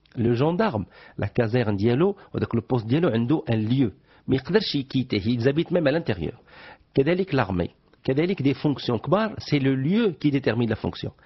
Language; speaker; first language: French; non-native, local second language; Arabic